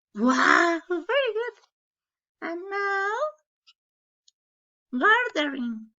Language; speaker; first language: English; non-native, learner; Spanish